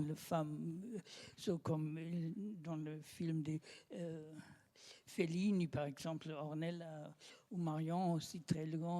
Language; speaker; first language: French; non-native, learner; German